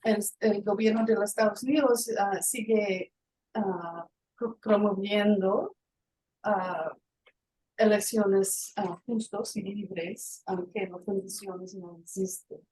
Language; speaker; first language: Spanish; non-native, fluent; English